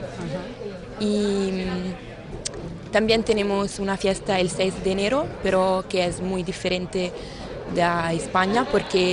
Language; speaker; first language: Spanish; non-native, learner; Italian